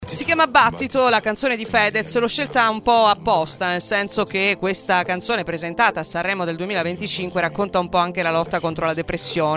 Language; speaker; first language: Italian; native; Italian